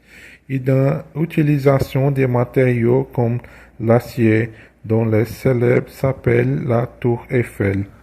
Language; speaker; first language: French; non-native, learner; Portuguese